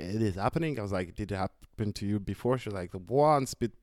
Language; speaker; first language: English; non-native, fluent; French